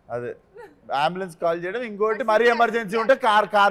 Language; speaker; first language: Telugu; native; Telugu